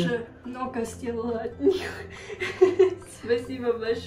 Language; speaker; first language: Russian; early bilingual, heritage; Russian